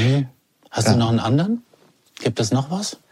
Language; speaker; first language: German; native; German